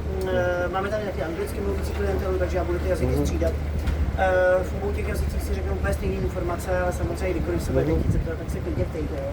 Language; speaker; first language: Czech; native; Czech